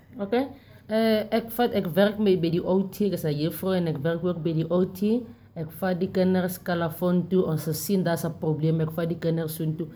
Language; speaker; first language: Afrikaans; non-native, local second language; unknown